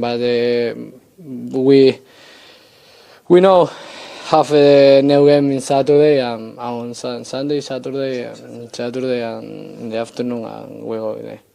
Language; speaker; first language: English; non-native, learner; Spanish